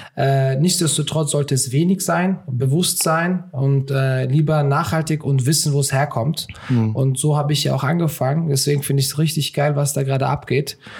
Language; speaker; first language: German; early bilingual, other home language; Turkish